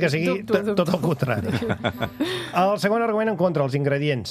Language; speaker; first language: Catalan; native; Catalan